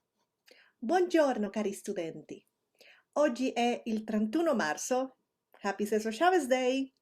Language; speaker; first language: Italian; non-native, fluent; Spanish